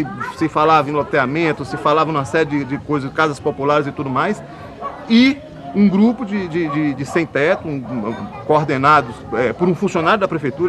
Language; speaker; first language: Portuguese; native; Portuguese